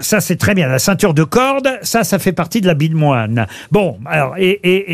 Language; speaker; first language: French; native; French